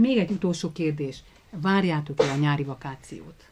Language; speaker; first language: Hungarian; native; Hungarian